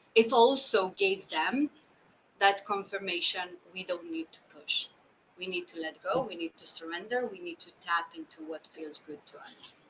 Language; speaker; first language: English; non-native, fluent; Slovenian